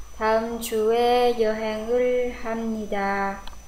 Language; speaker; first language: Korean; non-native, fluent; Vietnamese